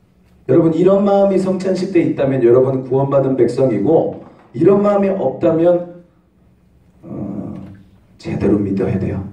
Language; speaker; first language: Korean; native; Korean